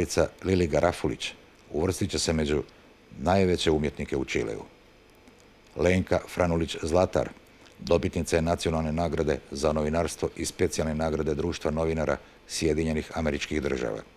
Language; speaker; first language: Bosnian; native; Bosnian